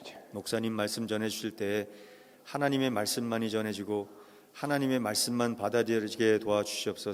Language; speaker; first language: Korean; native; Korean